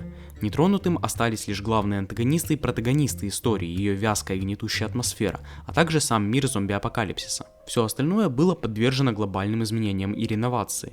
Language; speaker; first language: Russian; native; Russian